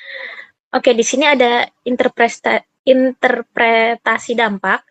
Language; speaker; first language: Indonesian; native; Indonesian